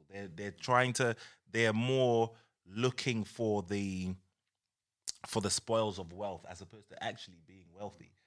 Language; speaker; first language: English; native; English